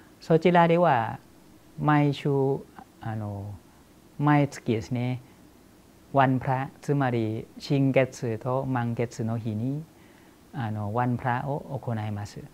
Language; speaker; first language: Japanese; non-native, fluent; Thai